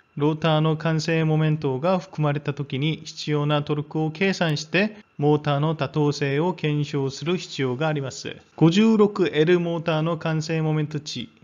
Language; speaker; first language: Japanese; non-native, fluent; Korean